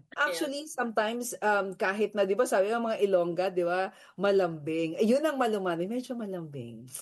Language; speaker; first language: Filipino; native; Filipino